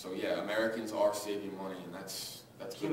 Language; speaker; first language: English; native; English